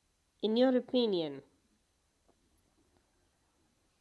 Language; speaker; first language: English; non-native, fluent; Arabic